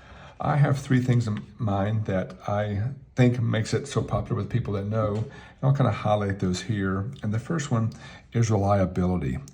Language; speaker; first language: English; native; English